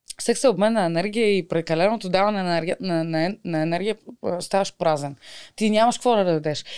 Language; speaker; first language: Bulgarian; native; Bulgarian